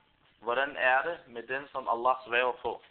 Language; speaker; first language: Danish; non-native, fluent; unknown